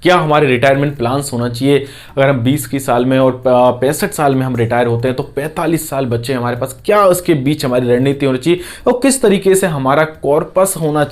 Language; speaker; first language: Hindi; native; Hindi